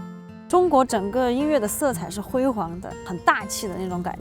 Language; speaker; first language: Chinese; native; Chinese